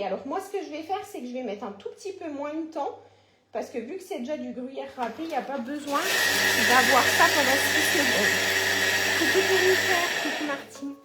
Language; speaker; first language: French; native; French